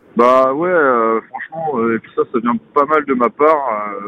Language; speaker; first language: French; native; French